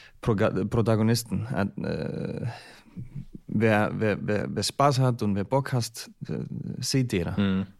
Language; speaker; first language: German; non-native, learner; Icelandic